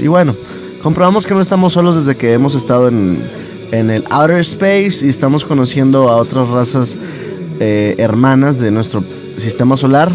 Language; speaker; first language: Spanish; native; Spanish